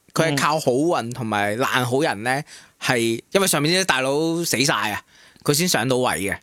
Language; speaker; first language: Cantonese; non-native, local second language; Min Nan Chinese